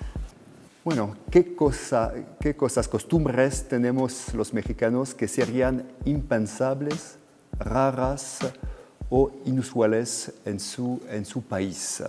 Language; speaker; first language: Spanish; non-native, fluent; French